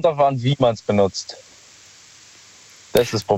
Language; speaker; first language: German; native; German